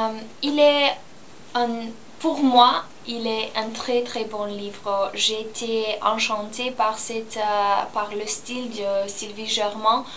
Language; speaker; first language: French; non-native, learner; Romanian